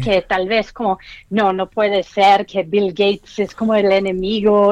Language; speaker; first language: Spanish; non-native, fluent; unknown